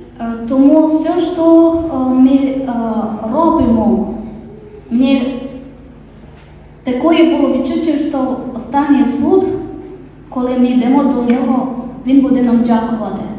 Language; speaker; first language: Ukrainian; non-native, learner; Polish